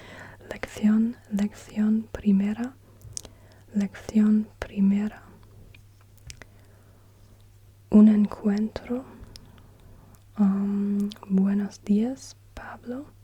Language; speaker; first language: Spanish; non-native, learner; German